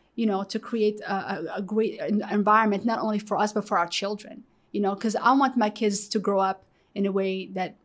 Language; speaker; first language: English; early bilingual, other home language; Arabic